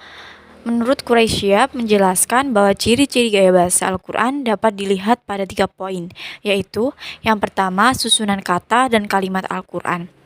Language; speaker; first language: Indonesian; native; Indonesian